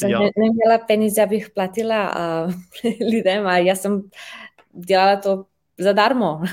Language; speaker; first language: Czech; non-native, fluent; Slovenian